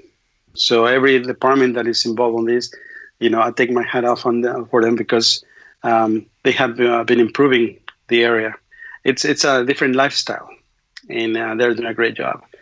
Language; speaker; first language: English; non-native, fluent; Spanish